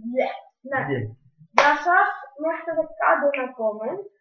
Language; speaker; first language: Greek; non-native, learner; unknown